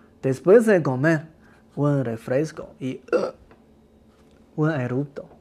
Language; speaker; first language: Spanish; non-native, learner; Chinese